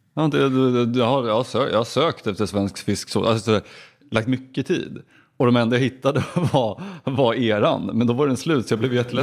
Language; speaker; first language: Swedish; native; Swedish